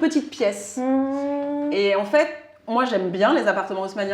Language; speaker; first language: French; native; French